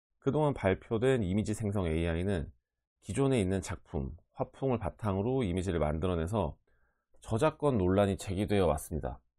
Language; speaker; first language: Korean; native; Korean